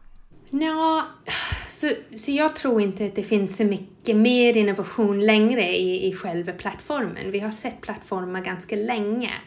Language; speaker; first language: Swedish; non-native, fluent; English